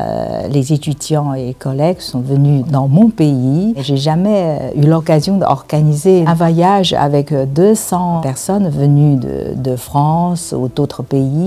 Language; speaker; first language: French; non-native, fluent; Chinese